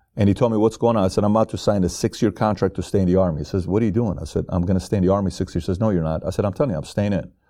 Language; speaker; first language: English; non-native, fluent; Persian